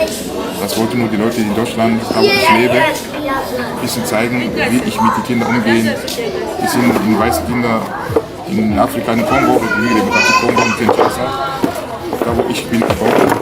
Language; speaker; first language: German; non-native, learner; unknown